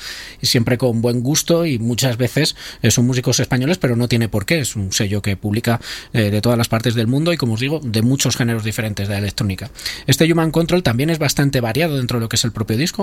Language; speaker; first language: Spanish; native; Spanish